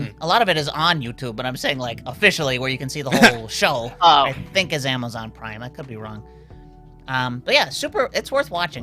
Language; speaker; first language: English; native; English